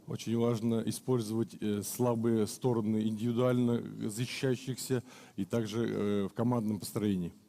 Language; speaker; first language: Russian; native; Russian